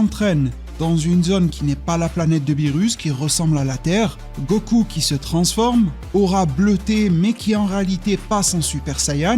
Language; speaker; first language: French; native; French